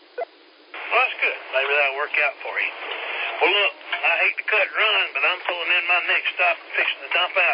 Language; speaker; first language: English; native; English